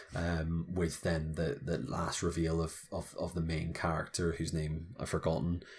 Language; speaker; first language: English; native; English